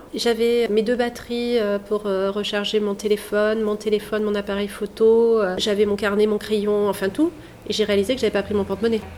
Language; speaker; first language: French; native; French